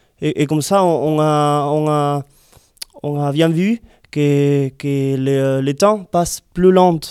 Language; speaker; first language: French; non-native, learner; Spanish